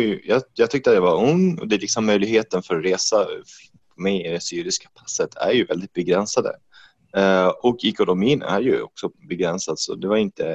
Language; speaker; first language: Swedish; non-native, fluent; Arabic